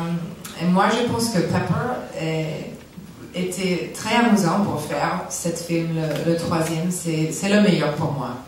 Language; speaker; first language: French; non-native, learner; English